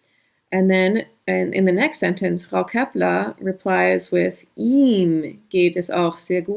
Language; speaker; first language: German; non-native, fluent; English